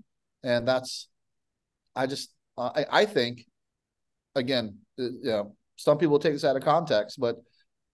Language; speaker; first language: English; native; English